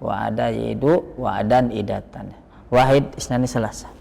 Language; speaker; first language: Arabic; non-native, learner; Indonesian